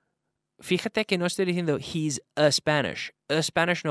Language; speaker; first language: Spanish; non-native, fluent; English